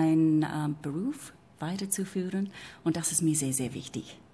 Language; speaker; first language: German; non-native, fluent; English